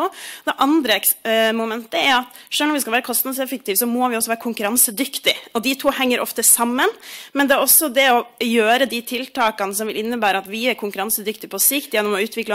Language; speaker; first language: Norwegian; native; Norwegian